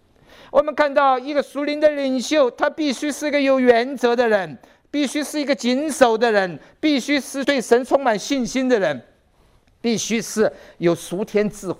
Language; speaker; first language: Chinese; native; Chinese